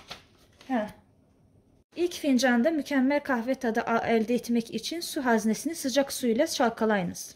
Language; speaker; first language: Turkish; non-native, learner; Azerbaijani